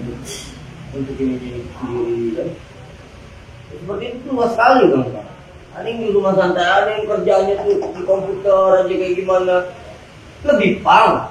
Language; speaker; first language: Indonesian; native; Indonesian